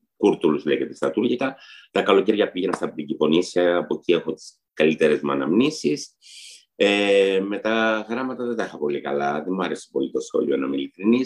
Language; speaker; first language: Greek; early bilingual, heritage; Greek